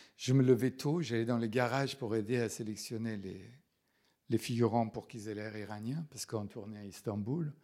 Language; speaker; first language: French; non-native, fluent; Persian